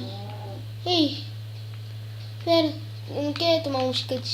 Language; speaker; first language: Portuguese; native; Portuguese